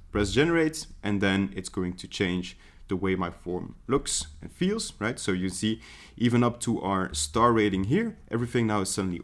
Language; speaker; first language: English; non-native, fluent; Dutch